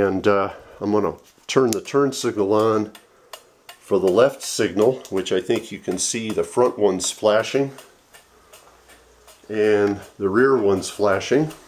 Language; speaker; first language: English; native; English